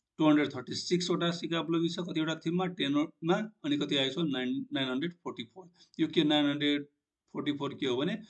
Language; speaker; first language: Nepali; non-native, local second language; Maithili